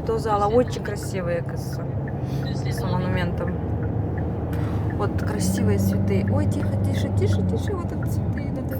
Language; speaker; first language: Russian; non-native, local second language; Kyrgyz